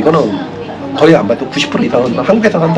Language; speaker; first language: Korean; native; Korean